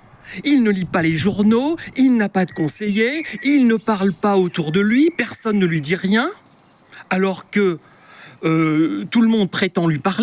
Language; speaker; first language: French; native; French